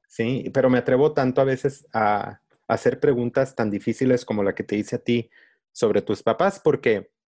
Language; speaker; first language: Spanish; early bilingual, other home language; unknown